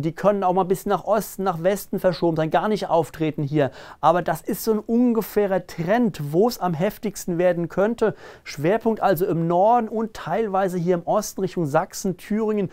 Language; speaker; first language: German; native; German